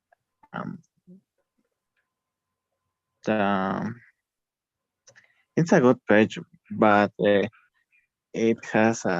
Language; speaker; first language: English; non-native, learner; Spanish